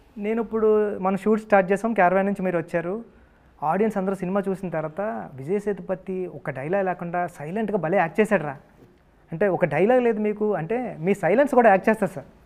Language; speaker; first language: Telugu; native; Telugu